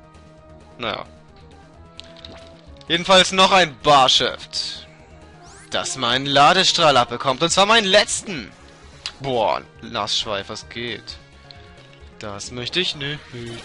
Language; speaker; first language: German; native; German